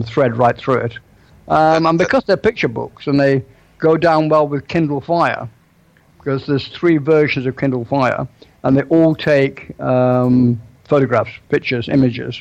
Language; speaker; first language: English; native; English